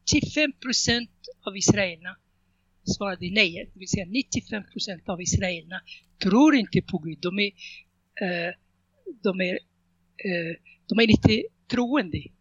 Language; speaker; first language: Swedish; non-native, fluent; Arabic